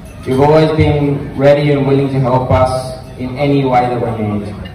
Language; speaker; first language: English; native; English